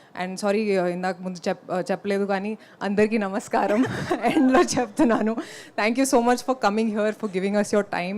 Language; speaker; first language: Telugu; non-native, fluent; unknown